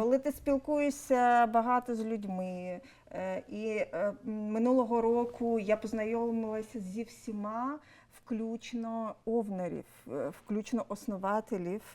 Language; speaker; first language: Ukrainian; non-native, local second language; Russian